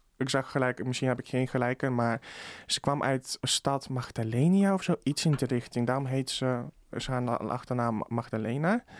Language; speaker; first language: Dutch; early bilingual, other home language; Russian